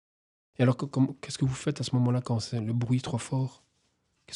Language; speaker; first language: French; native; French